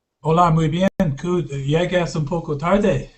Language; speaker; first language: Spanish; non-native, learner; English